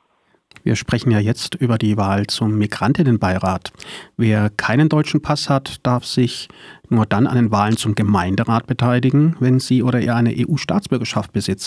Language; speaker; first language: German; native; German